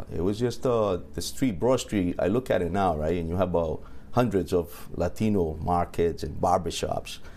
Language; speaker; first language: English; early bilingual, other home language; Spanish